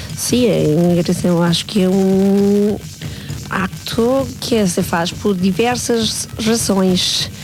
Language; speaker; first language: Portuguese; non-native, fluent; Spanish